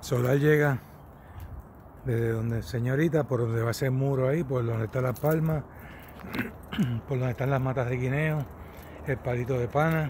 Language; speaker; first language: Spanish; native; Spanish